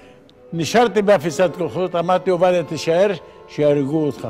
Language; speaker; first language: Hebrew; non-native, fluent; Ladino